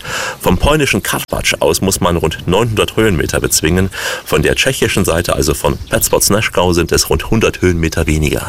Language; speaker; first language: German; native; German